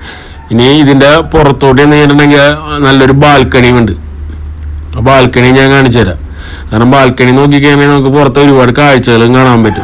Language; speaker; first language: Malayalam; native; Malayalam